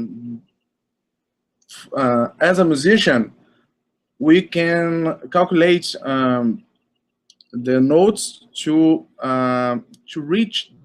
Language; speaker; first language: English; non-native, learner; Portuguese